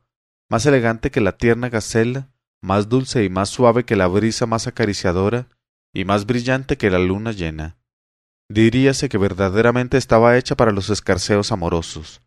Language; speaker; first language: Spanish; native; Spanish